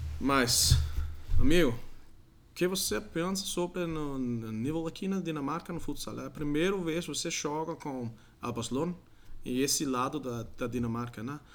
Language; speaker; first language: Portuguese; non-native, learner; Danish